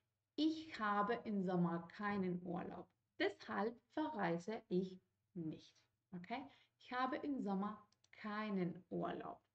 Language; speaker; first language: German; non-native, fluent; Spanish